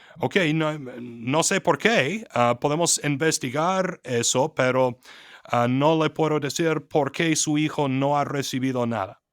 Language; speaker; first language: Spanish; non-native, fluent; English